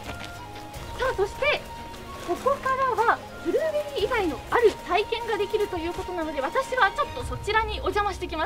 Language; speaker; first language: Japanese; native; Japanese